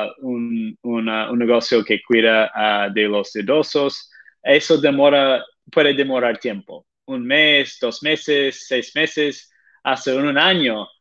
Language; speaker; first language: Spanish; non-native, fluent; Portuguese